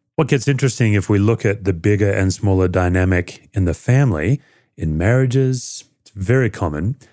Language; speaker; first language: English; native; English